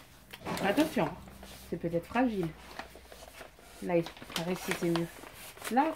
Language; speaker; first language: French; native; French